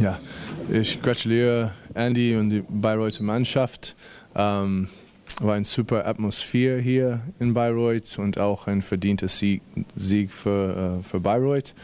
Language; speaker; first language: German; non-native, fluent; English